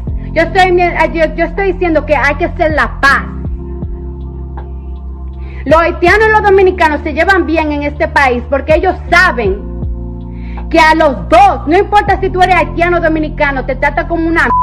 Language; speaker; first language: Spanish; early bilingual, heritage; Spanish